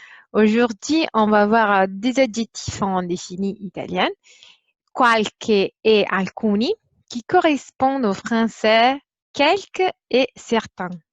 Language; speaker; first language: French; non-native, fluent; Italian